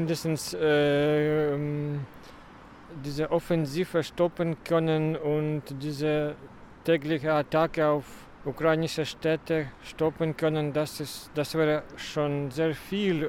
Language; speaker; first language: German; non-native, fluent; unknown